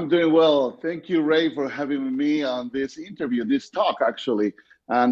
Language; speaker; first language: English; non-native, fluent; Spanish